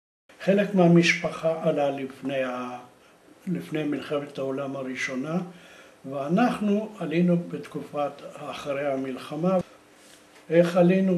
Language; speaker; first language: Hebrew; early bilingual, other home language; Greek